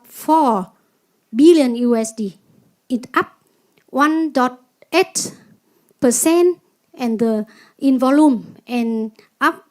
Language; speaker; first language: English; non-native, learner; Vietnamese